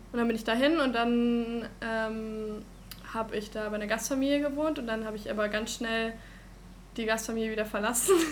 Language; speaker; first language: German; native; German